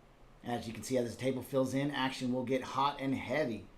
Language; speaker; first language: English; native; English